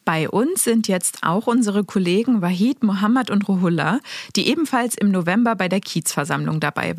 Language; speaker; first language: German; native; German